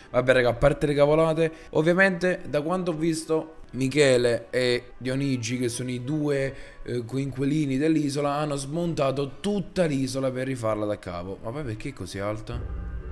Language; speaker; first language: Italian; native; Italian